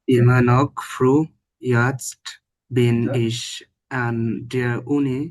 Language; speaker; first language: German; non-native, learner; Bangla